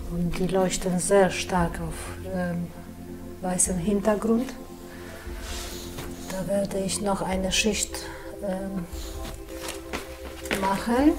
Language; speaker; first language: German; non-native, fluent; Polish